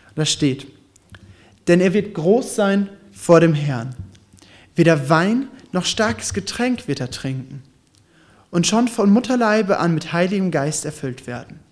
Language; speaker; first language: German; native; German